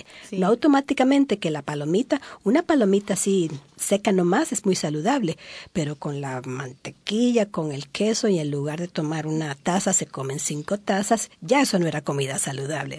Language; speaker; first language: Spanish; native; Spanish